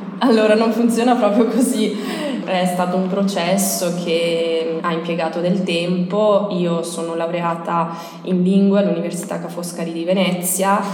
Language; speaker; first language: Italian; native; Italian